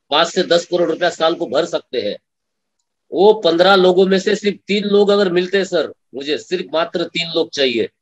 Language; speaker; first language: Hindi; non-native, local second language; Marathi